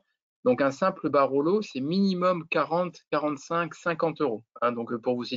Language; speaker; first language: French; native; French